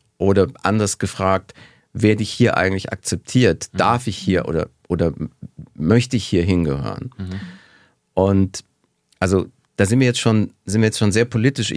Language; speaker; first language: German; native; German